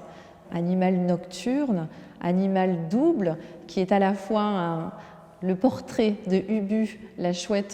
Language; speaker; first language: French; native; French